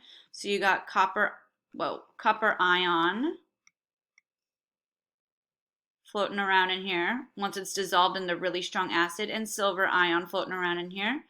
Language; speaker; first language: English; native; English